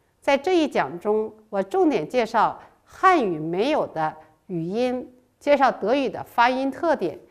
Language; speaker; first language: Chinese; native; Chinese